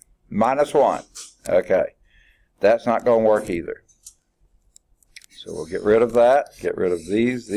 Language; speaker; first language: English; native; English